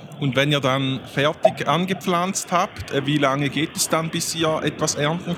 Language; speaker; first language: German; native; German